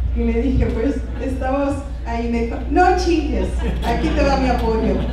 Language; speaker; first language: Spanish; early bilingual, heritage; Spanish